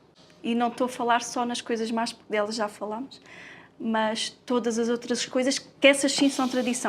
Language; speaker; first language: Portuguese; native; Portuguese